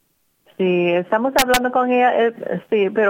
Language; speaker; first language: Spanish; non-native, fluent; English